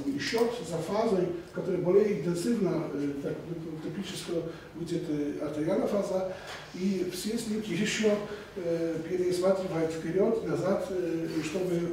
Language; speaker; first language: Russian; non-native, fluent; Polish